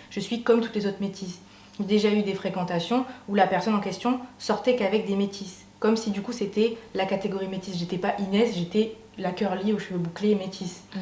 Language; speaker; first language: French; native; French